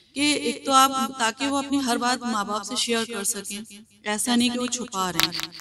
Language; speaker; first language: Hindi; native; Hindi